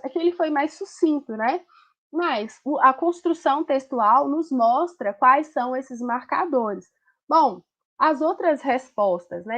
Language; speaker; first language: Portuguese; native; Portuguese